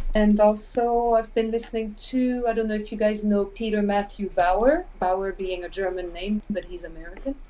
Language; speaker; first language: English; non-native, fluent; French